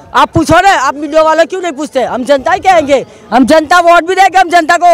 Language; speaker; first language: Hindi; non-native, local second language; Gujarati